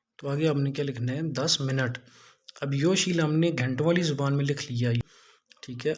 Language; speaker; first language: Urdu; non-native, local second language; Punjabi